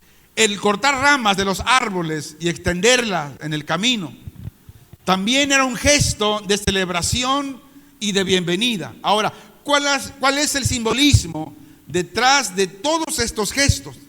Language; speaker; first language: Spanish; native; Spanish